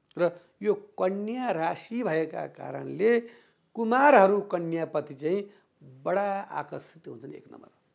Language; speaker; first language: Nepali; native; Nepali